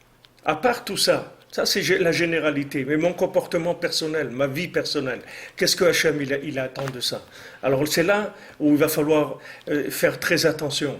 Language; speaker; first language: French; native; French